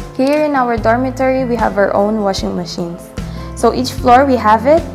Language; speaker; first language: English; non-native, local second language; Filipino